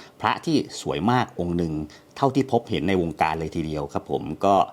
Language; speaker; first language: Thai; native; Thai